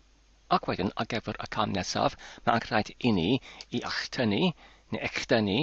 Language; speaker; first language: Welsh; non-native, learner; English